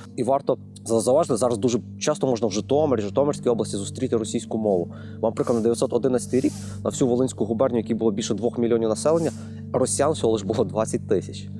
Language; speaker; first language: Ukrainian; native; Ukrainian